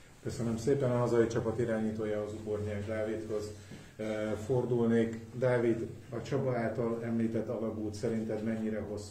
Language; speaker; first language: Hungarian; native; Hungarian